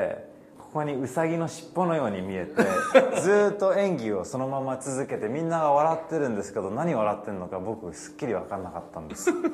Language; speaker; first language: Japanese; early bilingual, heritage; English